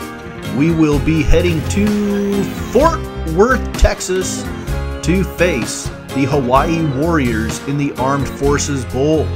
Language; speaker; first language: English; native; English